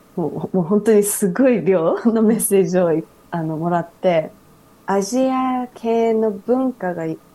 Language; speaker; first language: Japanese; early bilingual, heritage; English